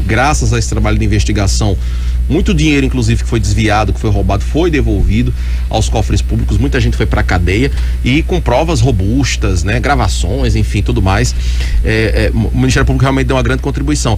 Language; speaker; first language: Portuguese; native; Portuguese